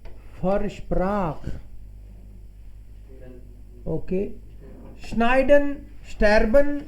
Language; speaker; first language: German; non-native, fluent; Hindi